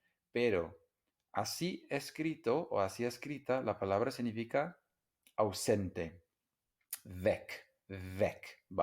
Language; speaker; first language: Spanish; non-native, fluent; English